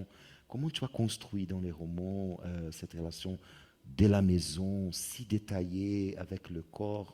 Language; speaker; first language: French; non-native, fluent; Portuguese